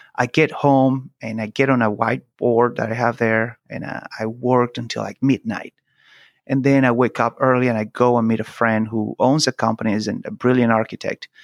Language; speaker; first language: English; non-native, fluent; Spanish